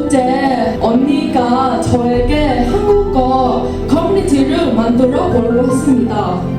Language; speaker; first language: Korean; non-native, learner; Vietnamese